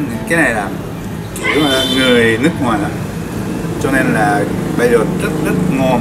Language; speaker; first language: Vietnamese; non-native, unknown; Japanese